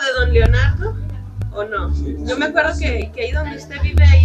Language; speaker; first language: Spanish; native; Spanish